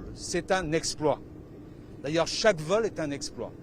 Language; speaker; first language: French; native; French